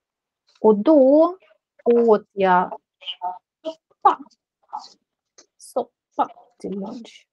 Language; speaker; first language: Swedish; non-native, fluent; Russian